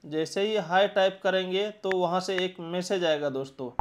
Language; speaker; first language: Hindi; non-native, local second language; Marathi